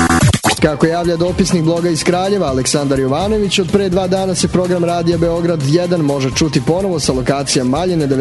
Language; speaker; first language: Serbian; native; Serbian